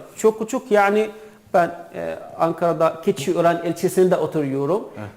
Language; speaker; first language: Turkish; non-native, learner; Arabic